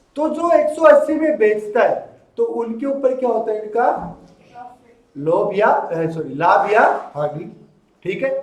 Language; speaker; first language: Hindi; native; Hindi